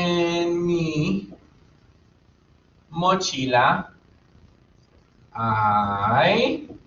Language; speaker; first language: Spanish; non-native, fluent; English